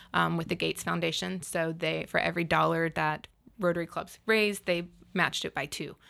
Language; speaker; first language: English; native; English